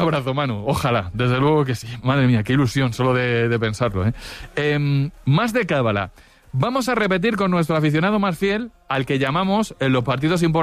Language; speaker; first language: Spanish; native; Spanish